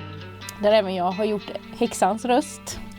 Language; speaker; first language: Swedish; native; Swedish